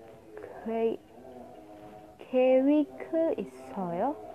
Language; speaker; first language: Korean; non-native, learner; Indonesian